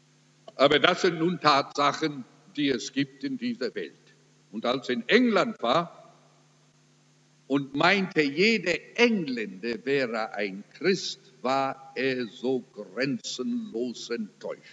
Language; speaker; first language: German; early bilingual, heritage; German